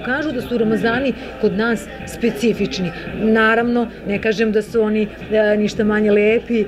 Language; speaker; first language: Serbian; native; Serbian